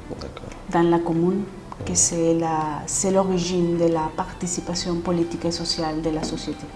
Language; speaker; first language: French; non-native, fluent; Spanish